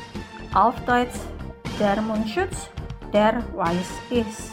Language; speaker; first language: German; non-native, fluent; Indonesian